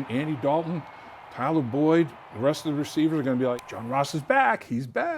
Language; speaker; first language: English; native; English